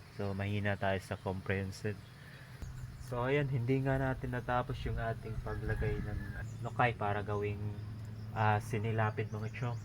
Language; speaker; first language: Filipino; non-native, local second language; Cebuano